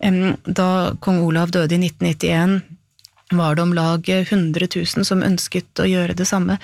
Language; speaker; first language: Norwegian; native; Norwegian